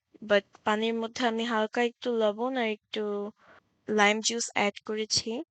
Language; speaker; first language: Bangla; early bilingual, heritage; Bangla